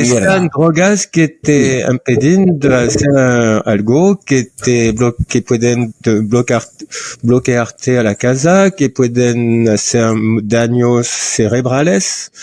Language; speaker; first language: Spanish; non-native, learner; French